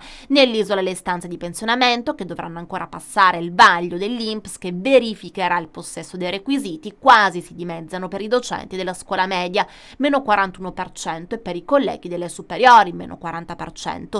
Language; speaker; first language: Italian; native; Italian